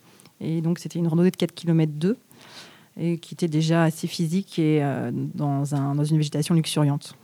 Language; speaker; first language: French; native; French